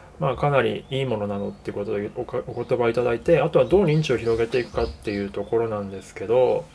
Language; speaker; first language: Japanese; native; Japanese